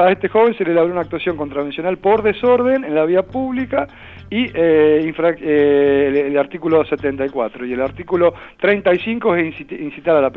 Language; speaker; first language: Spanish; native; Spanish